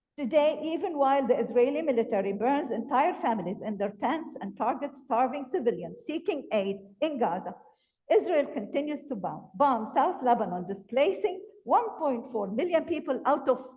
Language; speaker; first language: English; non-native, fluent; Arabic